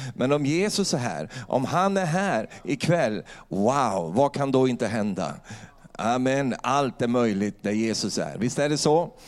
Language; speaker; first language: Swedish; native; Swedish